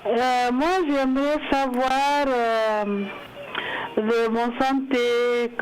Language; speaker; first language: French; non-native, learner; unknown